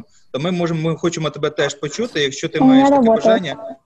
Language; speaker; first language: Ukrainian; native; Ukrainian